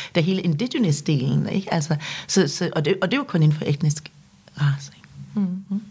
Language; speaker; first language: Danish; early bilingual, other home language; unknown